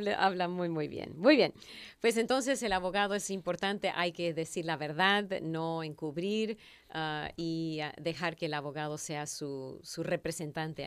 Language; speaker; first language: Spanish; native; Spanish